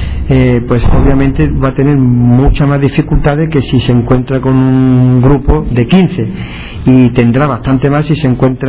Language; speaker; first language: Spanish; native; Spanish